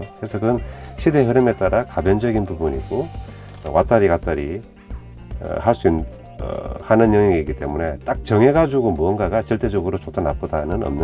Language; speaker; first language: Korean; native; Korean